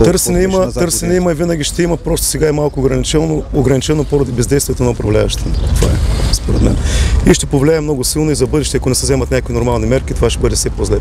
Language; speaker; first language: Bulgarian; native; Bulgarian